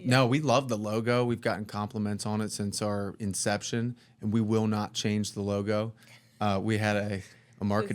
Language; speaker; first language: English; native; English